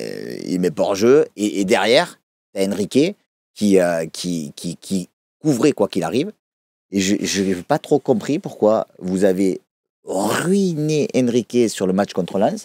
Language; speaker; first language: French; native; French